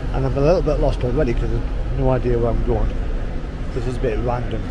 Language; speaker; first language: English; native; English